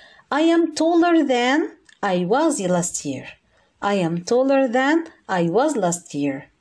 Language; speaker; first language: English; non-native, fluent; Arabic